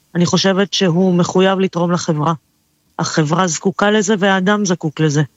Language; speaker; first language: Hebrew; non-native, fluent; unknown